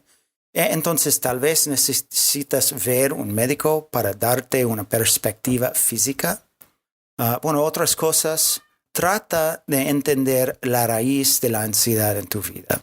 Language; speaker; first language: Spanish; non-native, fluent; English